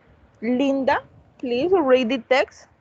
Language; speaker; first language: English; non-native, fluent; Spanish